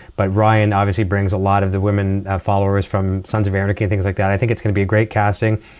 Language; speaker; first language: English; native; English